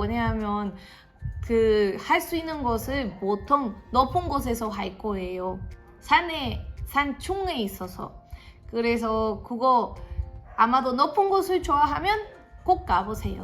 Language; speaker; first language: Korean; non-native, fluent; Spanish